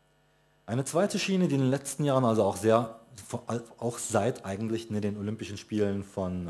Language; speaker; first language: German; native; German